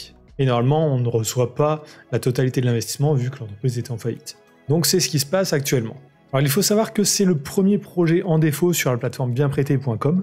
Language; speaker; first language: French; native; French